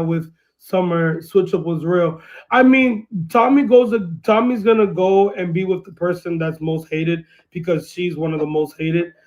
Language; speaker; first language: English; early bilingual, other home language; Spanish